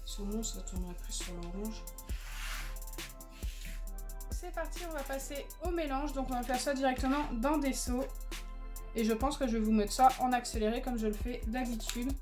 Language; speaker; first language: French; native; French